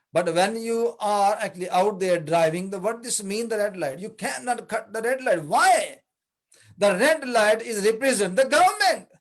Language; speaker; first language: English; non-native, local second language; Urdu